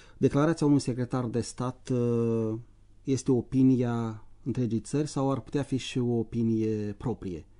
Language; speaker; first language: Romanian; native; Romanian